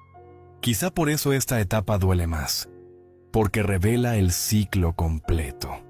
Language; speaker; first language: Spanish; native; Spanish